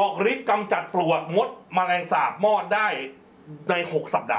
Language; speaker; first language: Thai; native; Thai